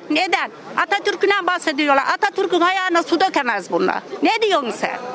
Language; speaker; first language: Turkish; native; Turkish